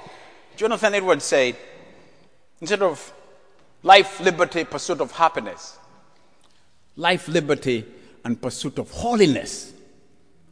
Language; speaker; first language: English; non-native, local second language; Ganda